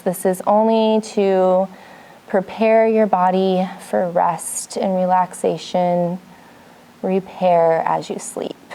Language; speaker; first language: English; native; English